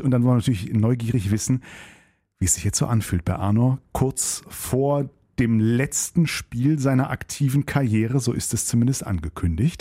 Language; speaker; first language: German; native; German